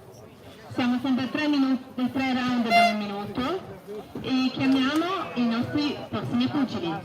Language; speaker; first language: Italian; native; Italian